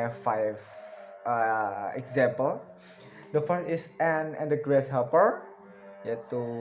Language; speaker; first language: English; non-native, learner; Indonesian